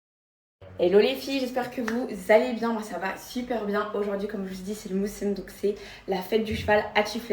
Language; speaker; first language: French; native; French